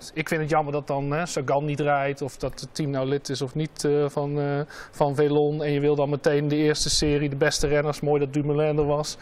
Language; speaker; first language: Dutch; native; Dutch